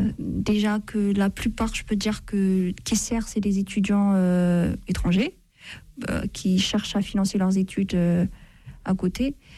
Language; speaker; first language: French; non-native, fluent; Amharic